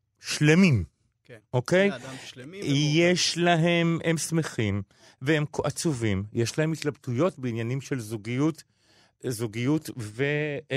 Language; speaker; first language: Hebrew; native; Hebrew